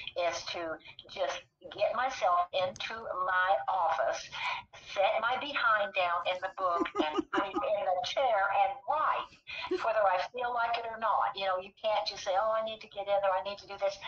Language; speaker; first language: English; native; English